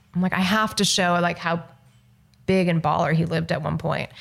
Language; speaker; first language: English; early bilingual, other home language; Chinese